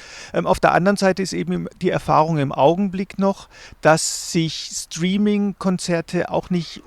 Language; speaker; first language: German; native; German